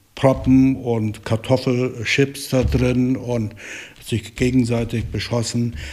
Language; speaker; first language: German; native; German